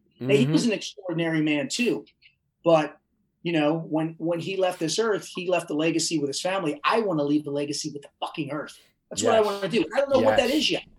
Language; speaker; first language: English; native; English